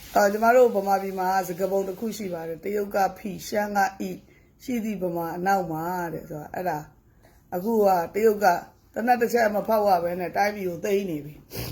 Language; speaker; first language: Burmese; native; Burmese